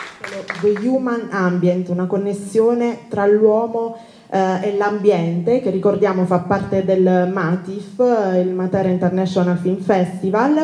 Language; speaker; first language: Italian; native; Italian